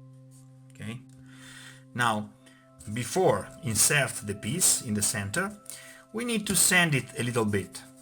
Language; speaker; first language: English; non-native, fluent; Italian